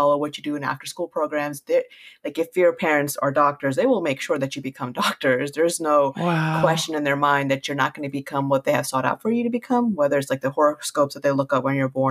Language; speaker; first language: English; early bilingual, other home language; Punjabi